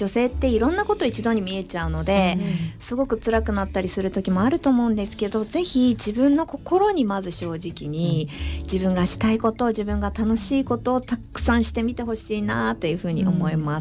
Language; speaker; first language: Japanese; native; Japanese